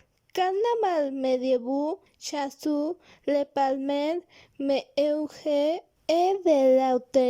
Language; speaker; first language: French; non-native, learner; Spanish